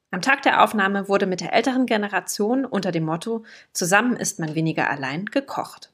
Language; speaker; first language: German; native; German